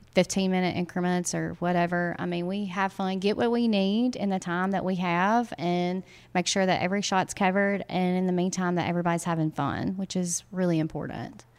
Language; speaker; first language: English; native; English